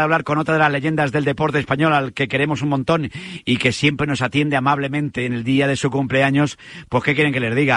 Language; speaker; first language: Spanish; native; Spanish